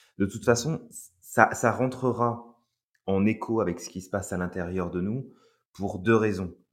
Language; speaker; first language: French; native; French